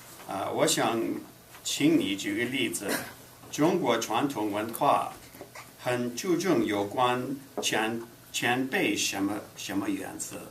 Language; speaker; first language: Chinese; non-native, fluent; English